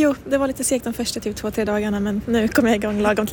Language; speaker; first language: Swedish; native; Swedish